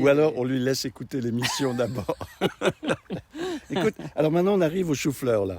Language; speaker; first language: French; native; French